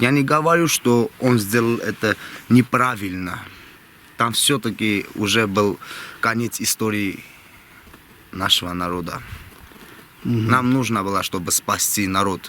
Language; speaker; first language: Russian; non-native, local second language; Armenian